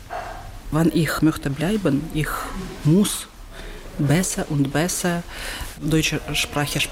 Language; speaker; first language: German; non-native, learner; Ukrainian